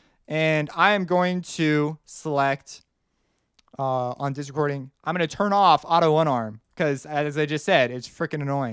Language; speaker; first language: English; native; English